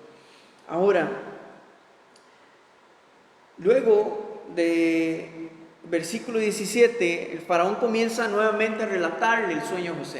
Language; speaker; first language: Spanish; native; Spanish